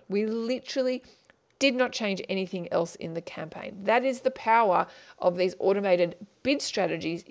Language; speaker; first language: English; native; English